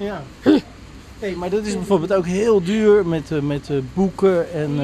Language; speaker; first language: Dutch; native; Dutch